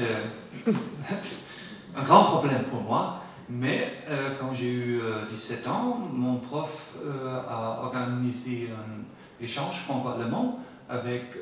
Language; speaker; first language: French; non-native, learner; German